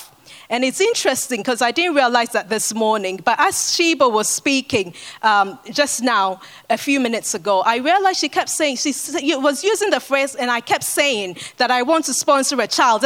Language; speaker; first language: English; non-native, local second language; Akan